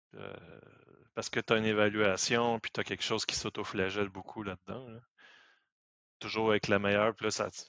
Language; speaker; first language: French; native; French